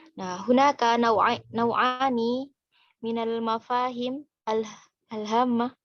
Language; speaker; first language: Arabic; non-native, learner; Indonesian